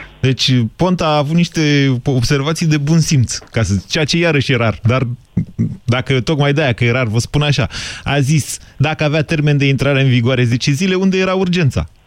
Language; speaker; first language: Romanian; native; Romanian